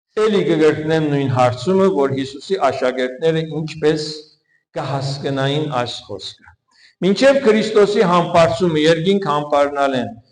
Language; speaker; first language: Armenian; early bilingual, heritage; Armenian